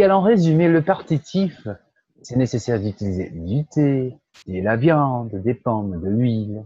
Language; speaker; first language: French; non-native, fluent; Portuguese